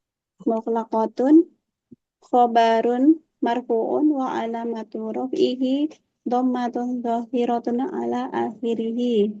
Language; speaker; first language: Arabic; non-native, learner; Indonesian